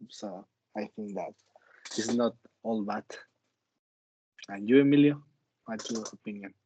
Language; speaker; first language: English; non-native, learner; Spanish